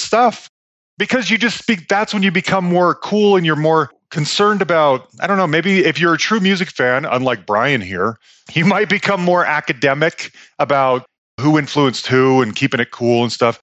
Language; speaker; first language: English; native; English